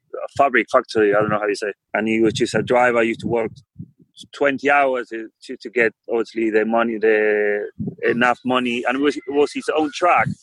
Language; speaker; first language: English; non-native, fluent; Spanish